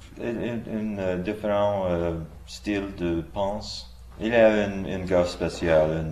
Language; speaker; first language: French; non-native, learner; English